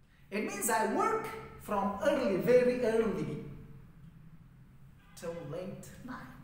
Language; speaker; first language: English; non-native, fluent; Persian